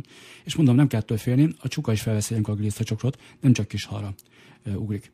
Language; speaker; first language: Hungarian; native; Hungarian